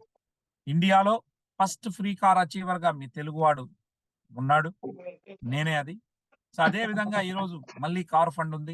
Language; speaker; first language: Telugu; native; Telugu